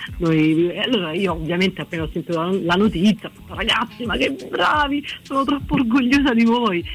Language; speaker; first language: Italian; native; Italian